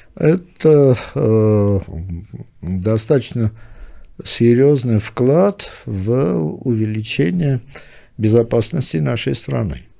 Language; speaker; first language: Russian; non-native, local second language; Armenian